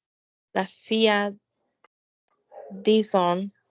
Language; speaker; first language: French; non-native, learner; Spanish